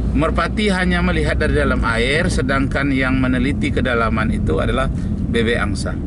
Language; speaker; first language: Indonesian; native; Indonesian